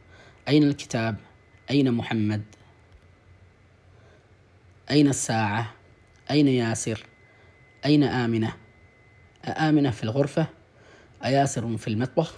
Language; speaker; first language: Arabic; non-native, fluent; Tamil